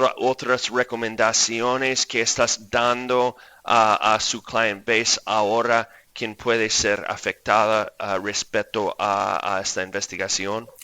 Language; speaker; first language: Spanish; non-native, fluent; English